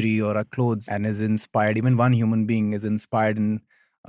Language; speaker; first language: English; non-native, local second language; Hindi